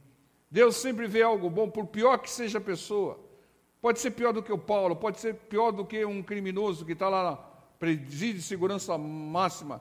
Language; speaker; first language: Portuguese; native; Portuguese